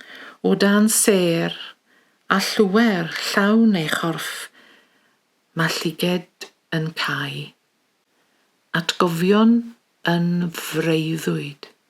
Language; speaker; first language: Welsh; native; Welsh